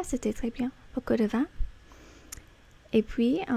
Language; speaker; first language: French; non-native, fluent; English